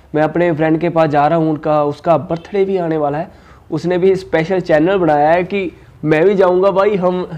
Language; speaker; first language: Hindi; native; Hindi